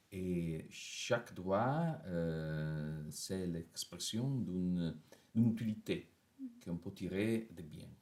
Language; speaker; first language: French; non-native, fluent; Italian